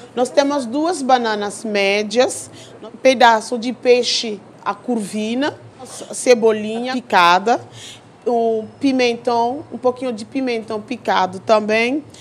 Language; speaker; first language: Portuguese; non-native, fluent; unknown